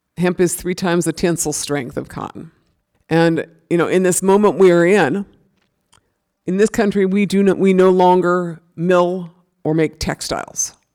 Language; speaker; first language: English; native; English